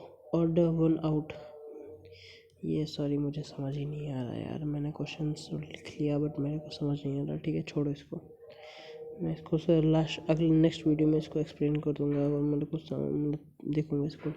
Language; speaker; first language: Hindi; native; Hindi